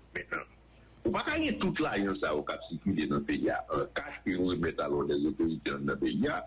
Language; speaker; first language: French; non-native, local second language; Haitian Creole